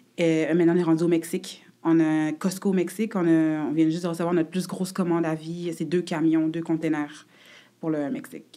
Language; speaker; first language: French; native; French